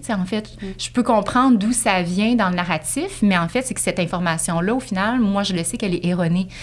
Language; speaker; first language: French; native; French